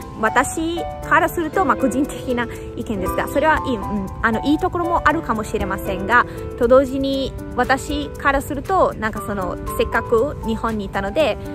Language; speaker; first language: Japanese; non-native, fluent; Italian